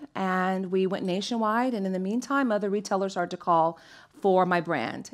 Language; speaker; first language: English; native; English